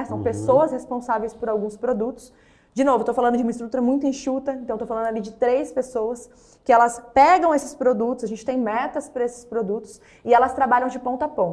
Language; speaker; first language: Portuguese; native; Portuguese